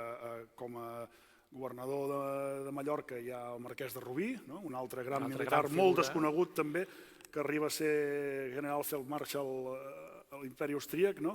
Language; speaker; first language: Catalan; native; Catalan